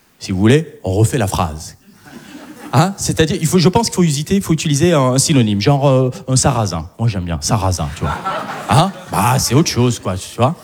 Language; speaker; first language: French; early bilingual, other home language; Arabic